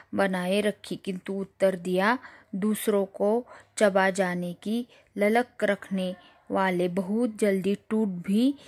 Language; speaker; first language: Hindi; non-native, local second language; Marathi